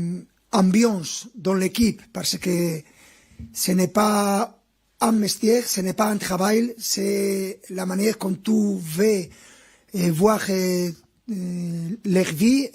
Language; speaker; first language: French; non-native, fluent; Spanish